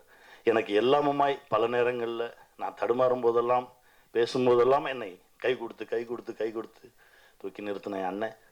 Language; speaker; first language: Tamil; native; Tamil